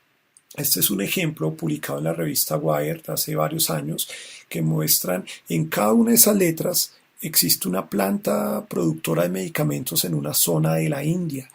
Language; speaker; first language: Spanish; native; Spanish